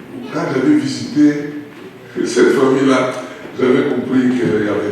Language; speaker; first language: French; non-native, local second language; Lingala